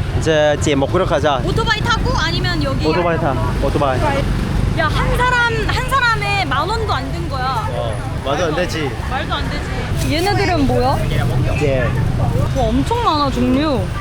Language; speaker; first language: Korean; non-native, fluent; Vietnamese